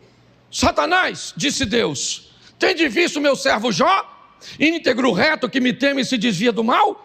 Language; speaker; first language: Portuguese; native; Portuguese